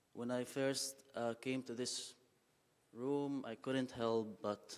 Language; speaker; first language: English; non-native, fluent; Arabic